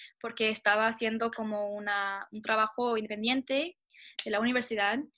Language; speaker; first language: Spanish; non-native, fluent; English